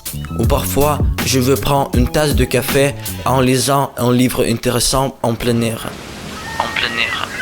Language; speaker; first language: French; non-native, fluent; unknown